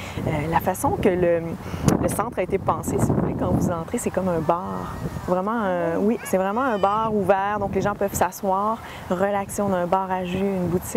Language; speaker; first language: French; native; French